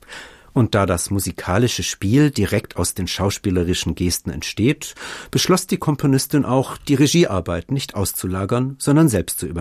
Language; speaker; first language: German; native; German